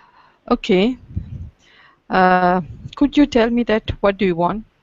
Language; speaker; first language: English; non-native, learner; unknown